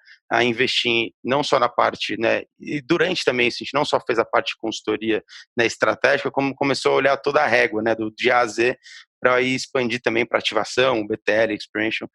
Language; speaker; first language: Portuguese; native; Portuguese